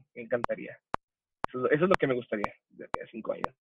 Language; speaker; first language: Spanish; early bilingual, heritage; Spanish